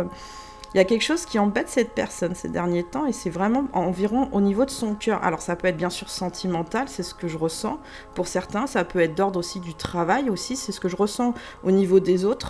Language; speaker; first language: French; native; French